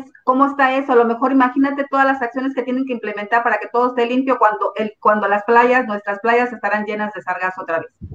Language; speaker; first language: Spanish; native; Spanish